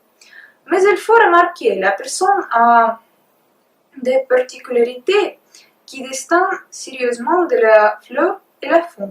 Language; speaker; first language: French; non-native, learner; Russian